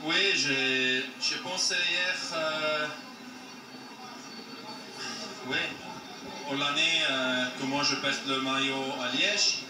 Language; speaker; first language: French; non-native, learner; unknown